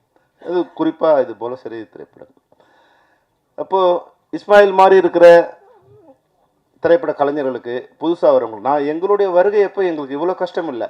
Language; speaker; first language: Tamil; native; Tamil